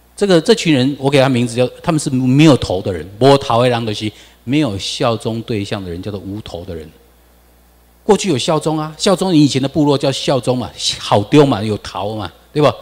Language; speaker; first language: Chinese; non-native, local second language; Min Nan Chinese